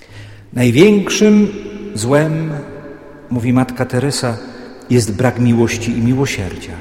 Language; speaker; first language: Polish; native; Polish